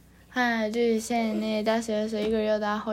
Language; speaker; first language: Korean; non-native, learner; Japanese